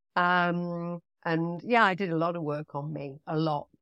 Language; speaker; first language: English; native; English